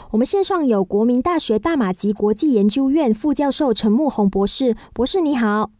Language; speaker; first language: Chinese; native; Chinese